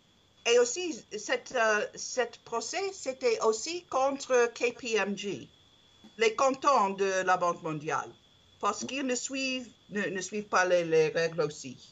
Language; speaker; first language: French; non-native, learner; English